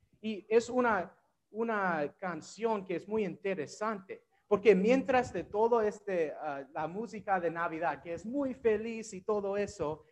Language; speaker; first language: Spanish; non-native, learner; English